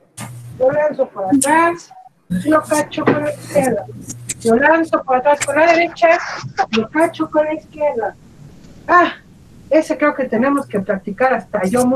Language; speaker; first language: Spanish; native; Spanish